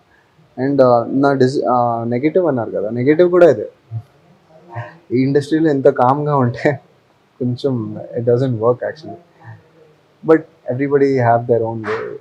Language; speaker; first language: Telugu; non-native, fluent; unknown